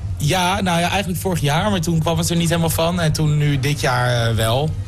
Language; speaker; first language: Dutch; native; Dutch